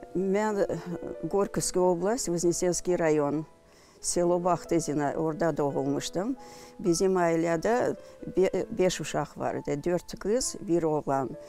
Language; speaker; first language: Azerbaijani; non-native, fluent; Russian